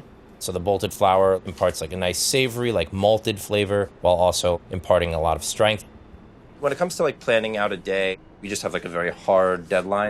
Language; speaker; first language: English; native; English